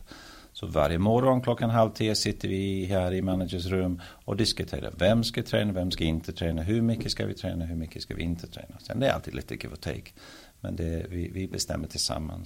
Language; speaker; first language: Swedish; early bilingual, heritage; Swedish